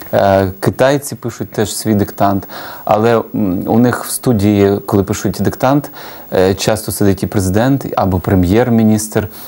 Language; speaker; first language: Ukrainian; native; Ukrainian